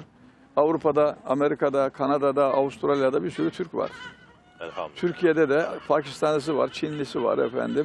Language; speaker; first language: Turkish; native; Turkish